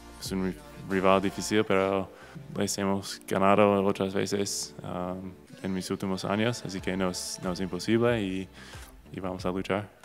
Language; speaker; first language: Spanish; non-native, fluent; English